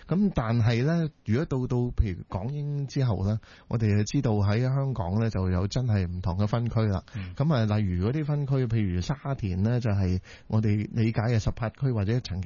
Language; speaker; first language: Cantonese; native; Cantonese